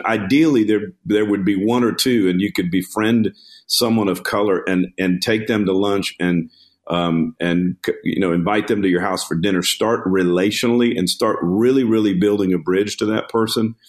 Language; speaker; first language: English; native; English